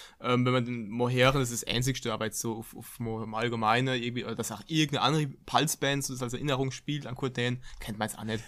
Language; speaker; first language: German; native; German